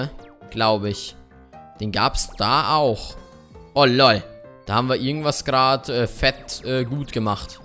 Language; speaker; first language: German; native; German